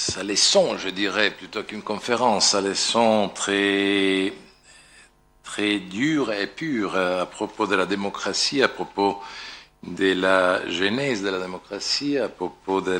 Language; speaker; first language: French; non-native, fluent; Italian